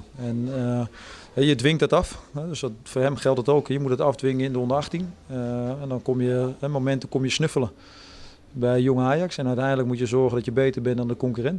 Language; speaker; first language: Dutch; native; Dutch